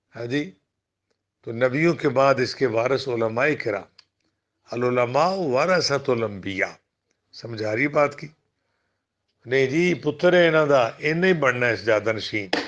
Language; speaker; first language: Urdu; non-native, local second language; Punjabi